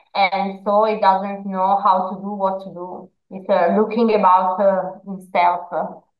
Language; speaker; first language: English; non-native, fluent; Italian